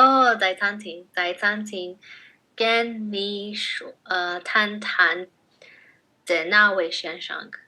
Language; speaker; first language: Chinese; non-native, learner; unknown